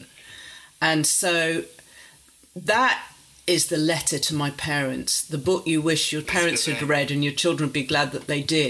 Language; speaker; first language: English; native; English